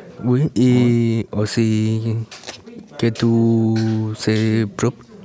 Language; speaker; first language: French; non-native, learner; Spanish